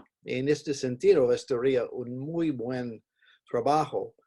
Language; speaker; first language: Spanish; non-native, fluent; English